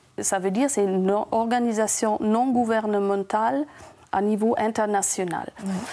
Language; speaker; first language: French; non-native, fluent; German